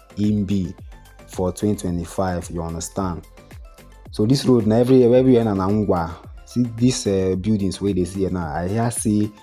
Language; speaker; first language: Nigerian Pidgin; non-native, local second language; Igbo